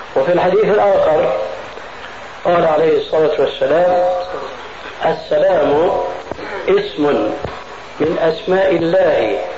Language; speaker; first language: Arabic; early bilingual, other home language; Albanian